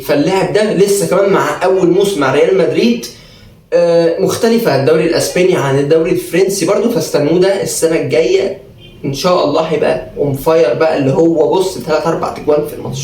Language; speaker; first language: Arabic; native; Arabic